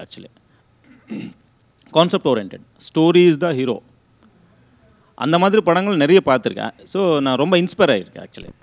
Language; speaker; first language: Tamil; non-native, learner; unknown